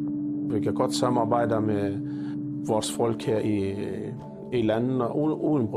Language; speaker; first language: Danish; non-native, fluent; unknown